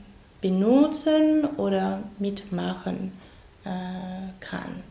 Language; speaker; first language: German; non-native, fluent; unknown